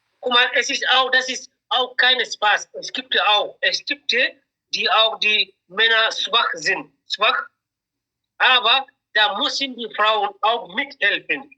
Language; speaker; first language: German; non-native, learner; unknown